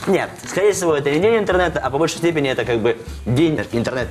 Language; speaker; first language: Russian; native; Russian